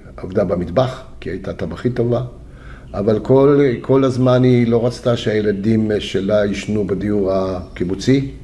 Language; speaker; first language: Hebrew; early bilingual, other home language; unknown